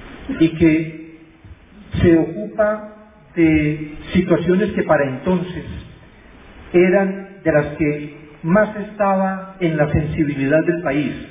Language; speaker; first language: Spanish; native; Spanish